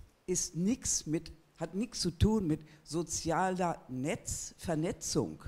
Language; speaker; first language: German; native; German